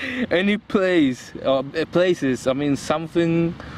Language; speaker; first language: English; non-native, fluent; Spanish